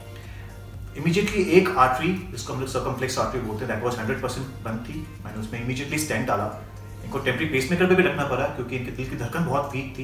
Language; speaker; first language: Hindi; native; Hindi